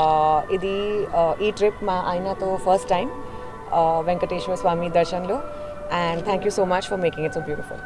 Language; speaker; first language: Telugu; non-native, learner; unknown